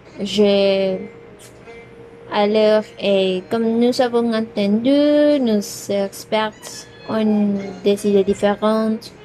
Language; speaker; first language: French; non-native, learner; Spanish